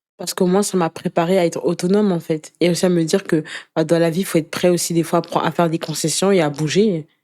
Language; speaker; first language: French; early bilingual, other home language; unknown